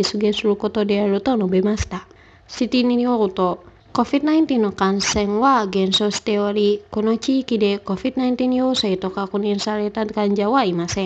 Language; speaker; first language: Japanese; non-native, fluent; Indonesian